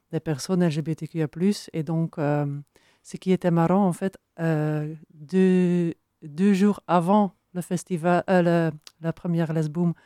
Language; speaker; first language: French; non-native, fluent; Dutch